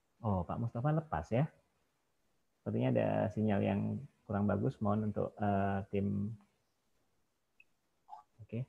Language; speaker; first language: Indonesian; native; Indonesian